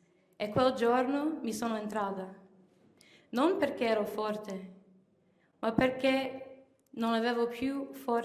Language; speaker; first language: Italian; non-native, fluent; English